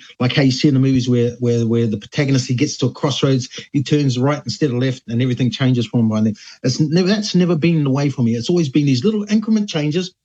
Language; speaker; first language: English; native; English